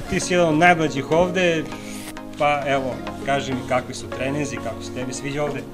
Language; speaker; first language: Serbian; native; Serbian